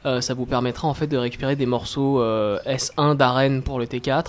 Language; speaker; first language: French; native; French